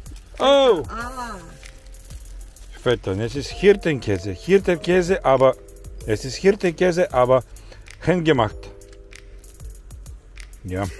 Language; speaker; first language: German; non-native, learner; Bulgarian